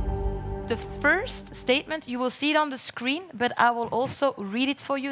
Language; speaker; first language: English; non-native, fluent; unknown